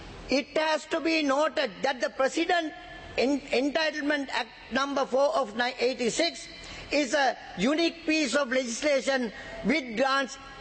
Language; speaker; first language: English; non-native, local second language; Sinhala